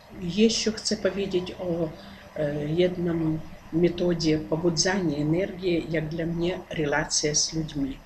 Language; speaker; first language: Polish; non-native, learner; Ukrainian